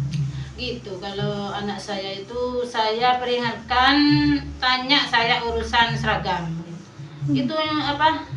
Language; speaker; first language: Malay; non-native, local second language; Madurese